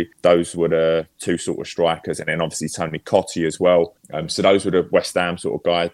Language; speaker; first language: English; native; English